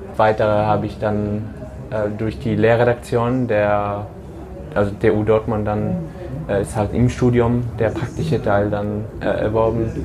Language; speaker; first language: German; early bilingual, other home language; Arabic